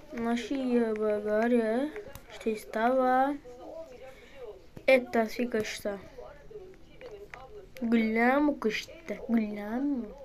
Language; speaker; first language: Bulgarian; early bilingual, heritage; Bulgarian